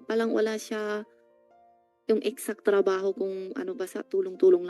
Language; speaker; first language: Filipino; non-native, learner; Chinese